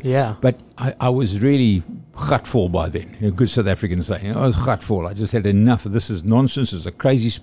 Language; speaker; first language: English; native; English